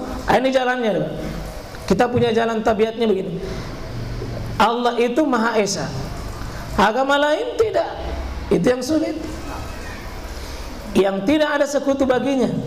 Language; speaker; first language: Indonesian; native; Indonesian